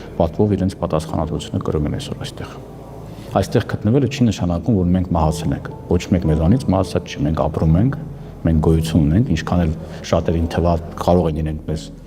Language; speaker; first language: Armenian; native; Armenian